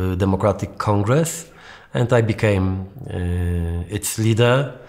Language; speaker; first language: English; non-native, fluent; Polish